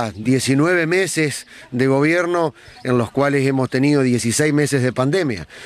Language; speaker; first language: Spanish; native; Spanish